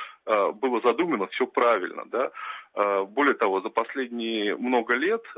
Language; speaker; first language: Russian; native; Russian